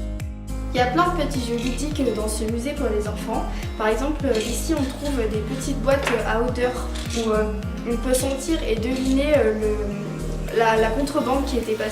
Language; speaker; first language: French; native; French